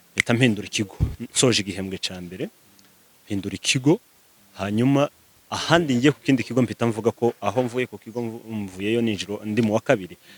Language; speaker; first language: Kinyarwanda; native; Kinyarwanda